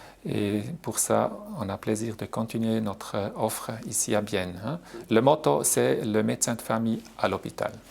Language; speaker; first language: French; non-native, local second language; German